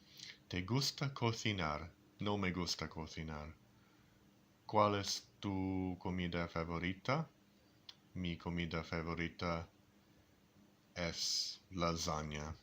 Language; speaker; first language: Spanish; non-native, learner; English